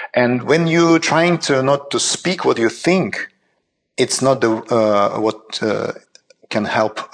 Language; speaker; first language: English; non-native, learner; Russian